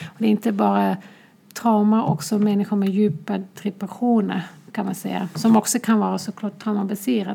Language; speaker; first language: Swedish; non-native, fluent; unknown